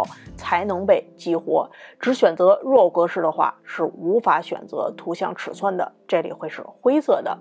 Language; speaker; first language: Chinese; native; Chinese